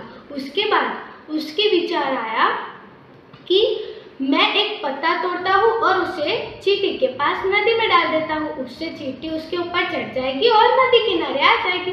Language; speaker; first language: Hindi; non-native, local second language; Gujarati